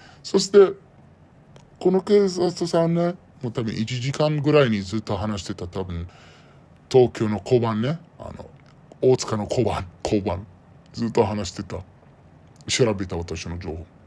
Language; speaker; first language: Japanese; non-native, learner; Arabic